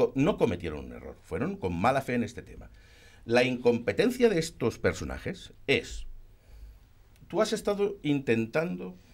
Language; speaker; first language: Spanish; non-native, local second language; Catalan